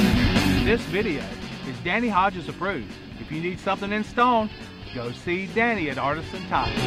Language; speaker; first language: English; native; English